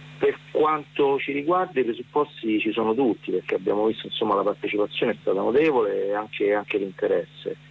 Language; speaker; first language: Italian; native; Italian